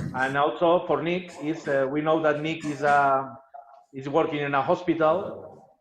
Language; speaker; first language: English; non-native, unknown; Catalan